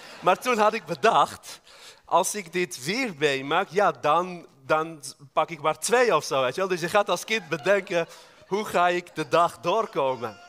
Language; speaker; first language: Dutch; non-native, fluent; Armenian